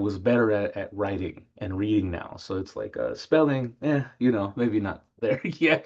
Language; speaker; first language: English; native; English